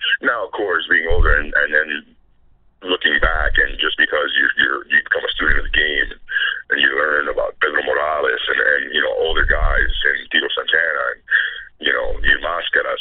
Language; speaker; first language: English; non-native, fluent; Spanish